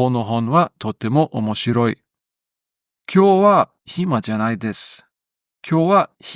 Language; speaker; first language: Japanese; non-native, learner; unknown